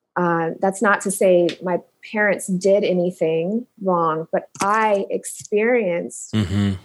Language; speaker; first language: English; native; English